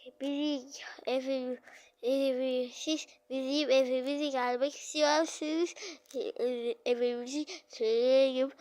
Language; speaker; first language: Turkish; early bilingual, other home language; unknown